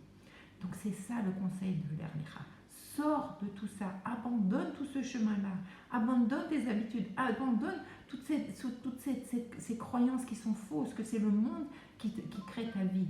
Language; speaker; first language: French; native; French